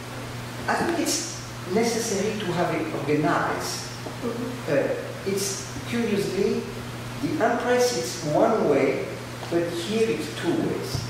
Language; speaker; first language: English; non-native, learner; French